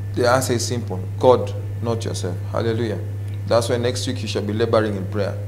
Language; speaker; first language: English; non-native, local second language; Swahili